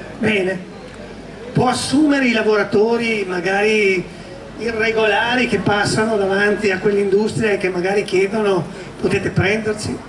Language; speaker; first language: Italian; native; Italian